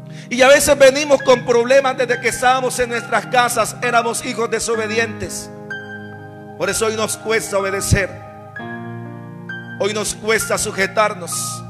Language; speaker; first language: Spanish; native; Spanish